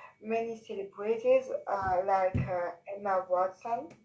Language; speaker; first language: English; non-native, learner; French